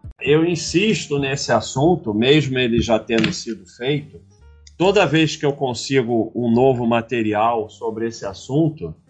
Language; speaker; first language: Portuguese; native; Portuguese